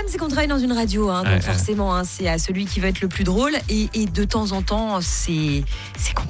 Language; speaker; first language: French; native; French